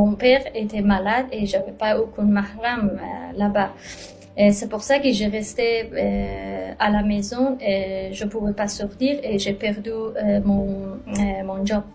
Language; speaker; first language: French; non-native, learner; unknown